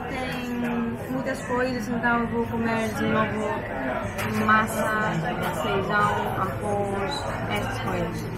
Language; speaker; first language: Portuguese; non-native, learner; Greek